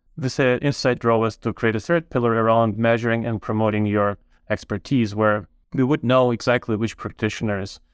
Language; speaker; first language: English; non-native, fluent; Ukrainian